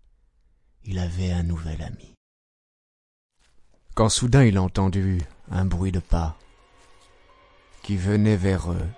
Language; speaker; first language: French; native; French